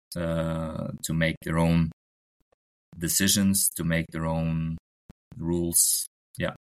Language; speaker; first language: English; non-native, fluent; Norwegian